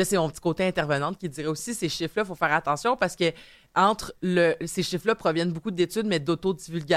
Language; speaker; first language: French; native; French